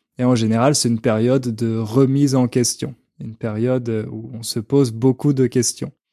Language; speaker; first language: French; native; French